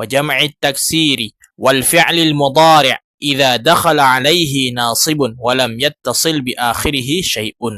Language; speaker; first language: Arabic; non-native, fluent; Indonesian